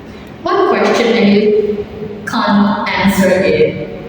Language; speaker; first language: English; non-native, fluent; Indonesian